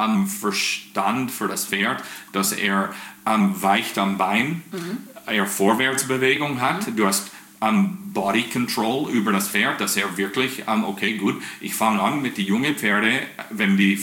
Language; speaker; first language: German; non-native, fluent; English